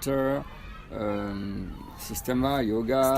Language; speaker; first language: English; non-native, fluent; French